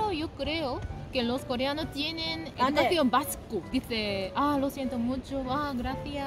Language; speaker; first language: Spanish; non-native, learner; Korean